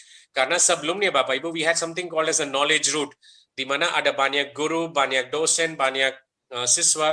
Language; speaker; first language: Indonesian; non-native, fluent; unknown